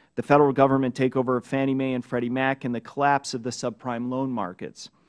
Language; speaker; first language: English; native; English